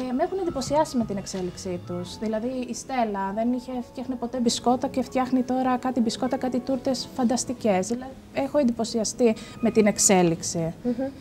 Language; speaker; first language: Greek; early bilingual, other home language; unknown